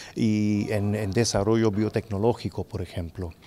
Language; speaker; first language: Spanish; non-native, fluent; Hindi